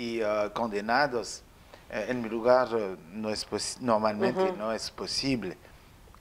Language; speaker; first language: Spanish; non-native, learner; French